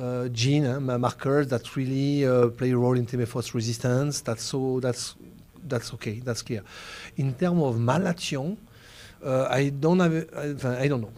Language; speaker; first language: English; non-native, fluent; French